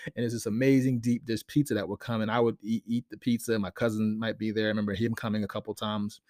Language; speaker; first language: English; native; English